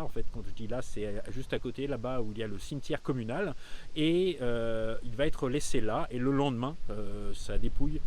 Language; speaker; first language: French; native; French